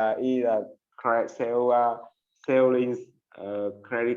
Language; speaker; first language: English; non-native, learner; Vietnamese